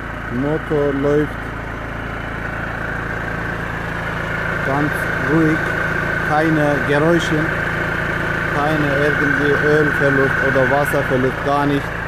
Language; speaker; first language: German; non-native, learner; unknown